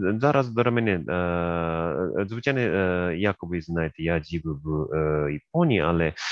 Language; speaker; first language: Ukrainian; non-native, learner; Japanese